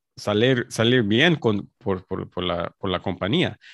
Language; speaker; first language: Spanish; early bilingual, heritage; Spanish